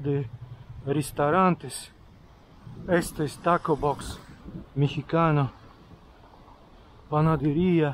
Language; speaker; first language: Spanish; non-native, fluent; Russian